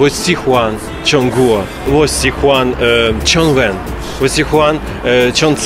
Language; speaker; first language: Chinese; non-native, learner; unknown